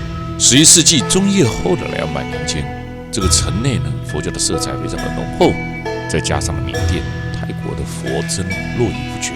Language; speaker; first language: Chinese; native; Chinese